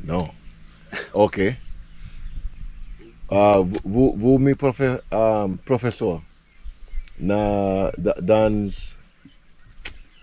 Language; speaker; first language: French; non-native, learner; English